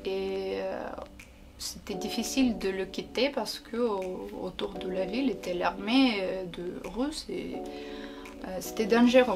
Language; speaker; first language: French; non-native, learner; Ukrainian